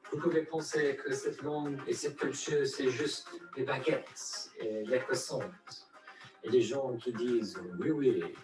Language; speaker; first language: French; non-native, learner; English